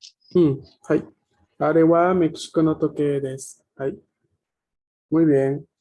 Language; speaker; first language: Japanese; non-native, fluent; Spanish